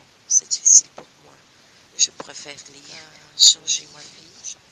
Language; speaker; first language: French; non-native, learner; Portuguese